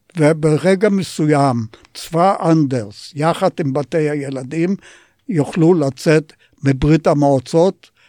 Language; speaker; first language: Hebrew; non-native, fluent; Polish